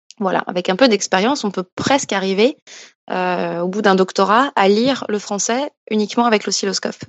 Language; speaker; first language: French; native; French